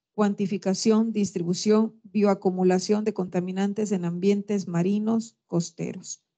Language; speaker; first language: Spanish; native; Spanish